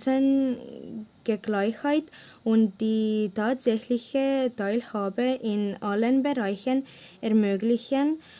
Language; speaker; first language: German; non-native, learner; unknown